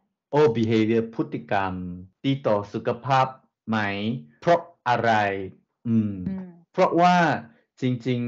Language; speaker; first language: Thai; non-native, learner; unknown